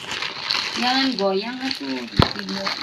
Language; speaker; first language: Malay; non-native, local second language; Sundanese